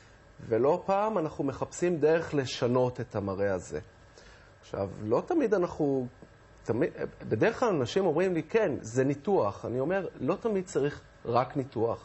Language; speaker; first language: Hebrew; native; Hebrew